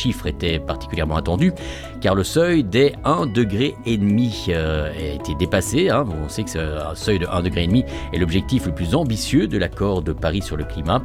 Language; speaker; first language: French; native; French